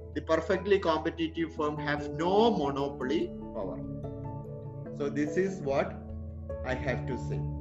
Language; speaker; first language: English; non-native, local second language; Malayalam